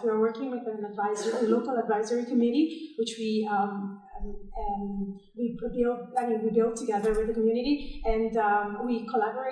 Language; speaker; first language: English; non-native, fluent; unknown